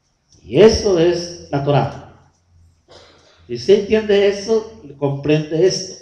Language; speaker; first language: Spanish; native; Spanish